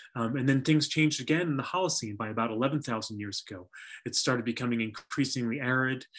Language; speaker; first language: English; native; English